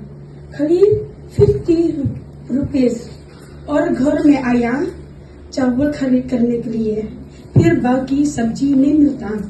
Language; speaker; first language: Hindi; non-native, local second language; Khasi